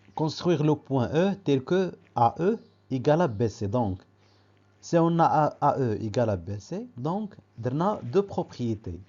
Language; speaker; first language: French; non-native, local second language; Arabic